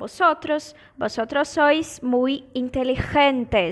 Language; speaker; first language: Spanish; non-native, fluent; Portuguese